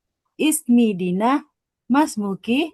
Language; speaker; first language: Arabic; non-native, learner; Indonesian